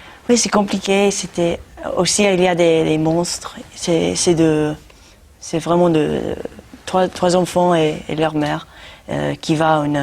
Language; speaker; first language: French; non-native, learner; English